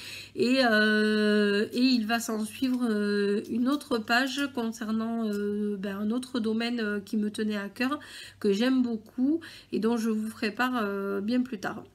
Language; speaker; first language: French; native; French